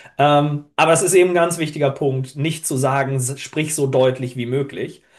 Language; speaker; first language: German; native; German